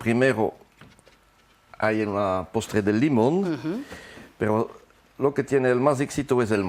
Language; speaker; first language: Spanish; non-native, fluent; French